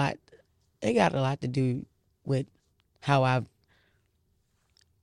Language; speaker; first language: English; native; English